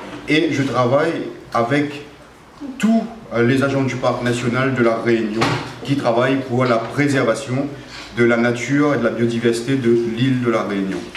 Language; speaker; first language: French; native; French